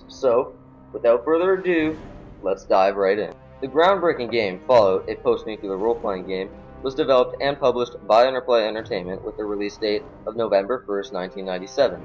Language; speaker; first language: English; native; English